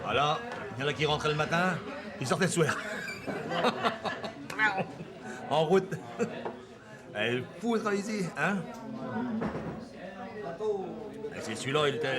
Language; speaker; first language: French; native; French